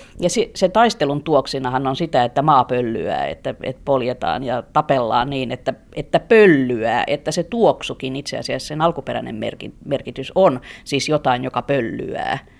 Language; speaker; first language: Finnish; native; Finnish